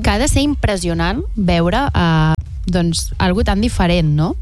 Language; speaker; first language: Catalan; native; Catalan